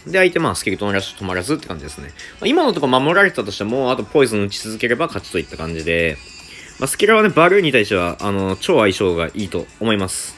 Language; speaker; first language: Japanese; native; Japanese